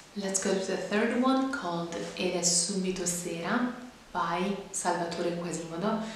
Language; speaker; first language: English; non-native, fluent; Italian